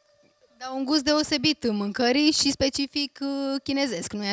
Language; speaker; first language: Romanian; native; Romanian